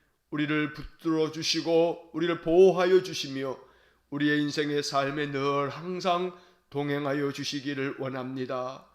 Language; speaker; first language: Korean; native; Korean